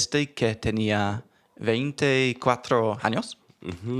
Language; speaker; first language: Spanish; non-native, learner; English